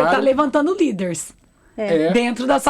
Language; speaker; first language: Portuguese; native; Portuguese